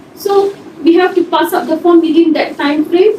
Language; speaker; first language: English; non-native, local second language; Malay